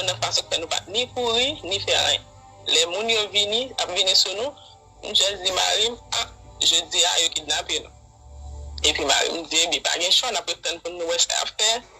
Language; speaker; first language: Haitian Creole; native; Haitian Creole